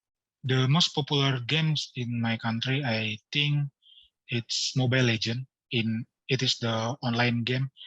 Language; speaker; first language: English; non-native, learner; Indonesian